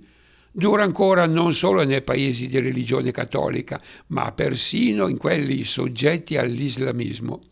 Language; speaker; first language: Italian; native; Italian